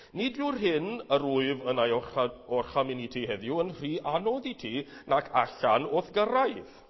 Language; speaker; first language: Welsh; native; Welsh